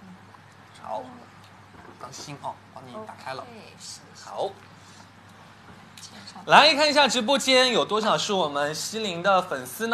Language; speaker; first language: Chinese; native; Chinese